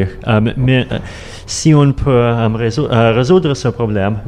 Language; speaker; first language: French; non-native, learner; Russian